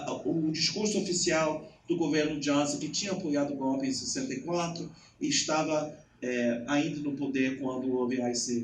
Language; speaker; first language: Portuguese; non-native, fluent; English